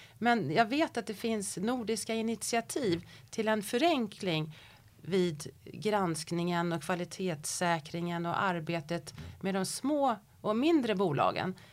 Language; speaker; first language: Swedish; native; Swedish